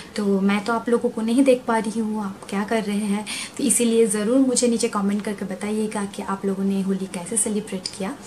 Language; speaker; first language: Hindi; non-native, local second language; Bangla